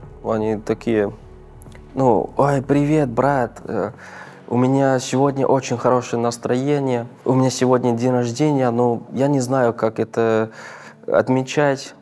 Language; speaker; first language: Russian; non-native, fluent; Korean